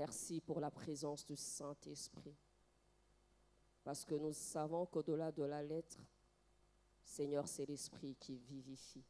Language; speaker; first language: French; non-native, local second language; Lingala